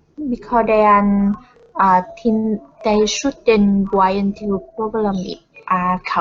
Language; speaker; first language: English; non-native, learner; Vietnamese